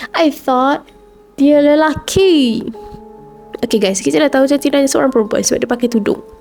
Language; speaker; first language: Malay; native; Malay